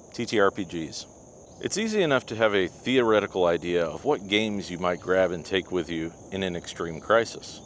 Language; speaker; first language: English; native; English